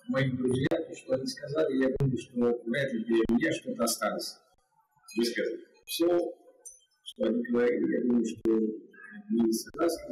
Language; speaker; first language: Russian; non-native, fluent; Urdu